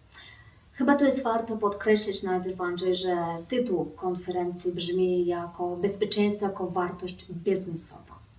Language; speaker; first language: Polish; non-native, fluent; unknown